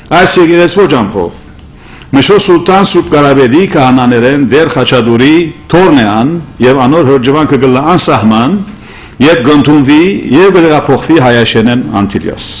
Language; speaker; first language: Armenian; native; Armenian